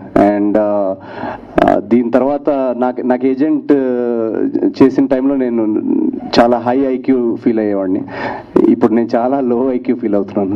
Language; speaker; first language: Telugu; native; Telugu